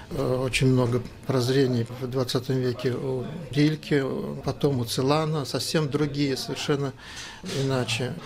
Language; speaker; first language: Russian; native; Russian